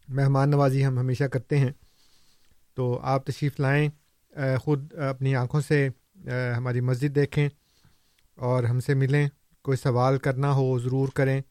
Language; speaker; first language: Urdu; non-native, local second language; Punjabi